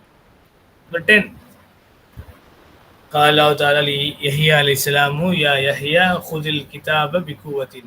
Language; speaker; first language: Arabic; non-native, fluent; Tamil